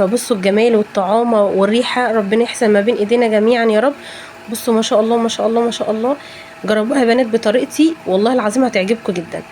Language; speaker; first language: Arabic; native; Arabic